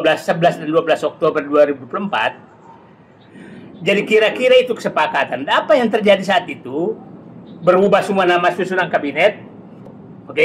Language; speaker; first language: Indonesian; native; Indonesian